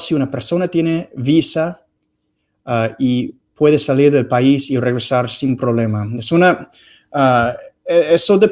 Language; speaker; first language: Spanish; non-native, fluent; English